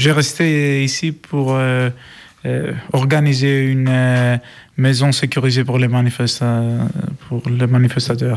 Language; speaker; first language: French; non-native, learner; Greek